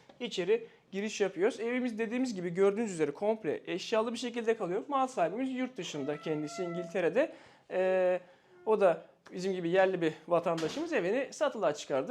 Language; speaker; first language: Turkish; native; Turkish